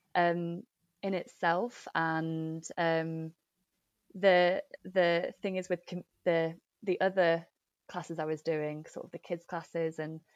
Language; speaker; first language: English; native; English